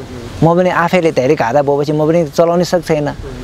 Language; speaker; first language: Nepali; non-native, learner; Chinese